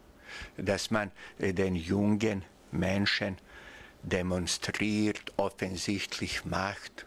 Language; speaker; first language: German; non-native, fluent; Bosnian